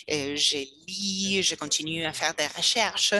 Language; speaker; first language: French; non-native, fluent; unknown